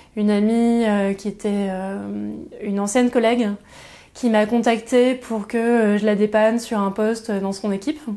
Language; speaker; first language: French; native; French